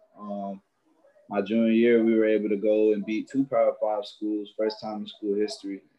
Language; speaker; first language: English; native; English